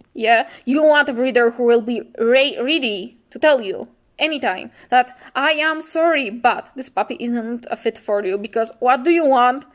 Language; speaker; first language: English; non-native, fluent; Polish